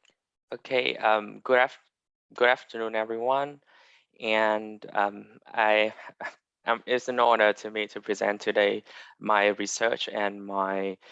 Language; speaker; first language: English; non-native, fluent; Vietnamese